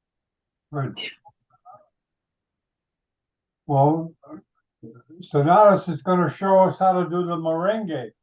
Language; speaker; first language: English; non-native, fluent; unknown